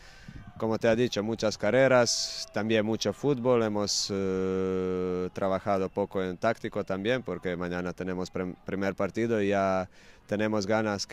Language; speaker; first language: Spanish; non-native, fluent; Croatian